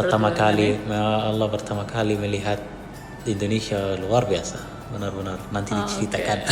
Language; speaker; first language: Indonesian; non-native, fluent; Arabic